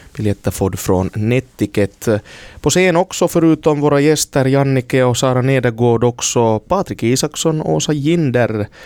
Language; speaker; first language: Swedish; native; Swedish